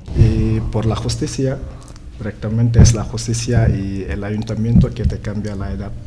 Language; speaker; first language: Spanish; non-native, learner; Wolof